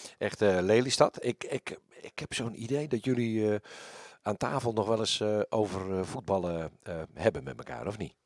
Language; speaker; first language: Dutch; native; Dutch